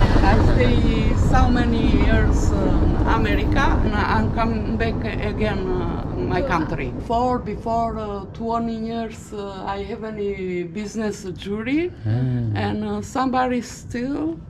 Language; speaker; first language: English; non-native, learner; Albanian